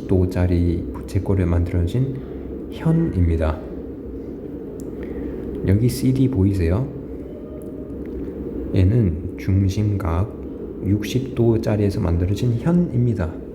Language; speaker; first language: Korean; native; Korean